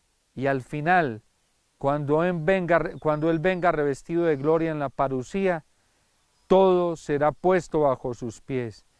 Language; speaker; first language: Spanish; native; Spanish